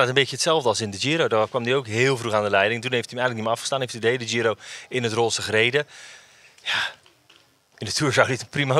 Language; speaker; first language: Dutch; native; Dutch